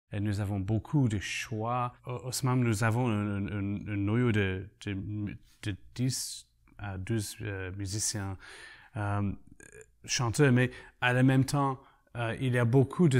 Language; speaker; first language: French; non-native, learner; English